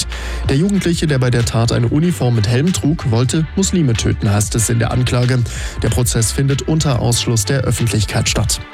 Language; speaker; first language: German; native; German